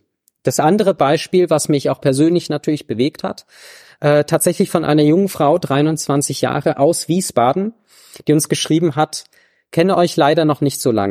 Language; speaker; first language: German; native; German